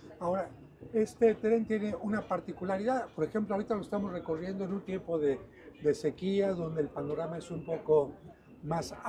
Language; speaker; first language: Spanish; native; Spanish